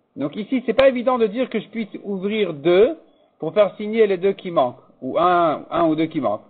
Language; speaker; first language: French; native; French